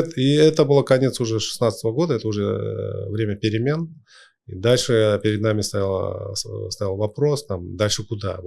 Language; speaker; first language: Russian; non-native, local second language; Uzbek